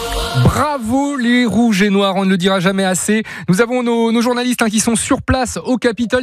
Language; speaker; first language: French; native; French